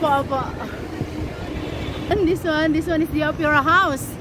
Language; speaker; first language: English; non-native, local second language; Filipino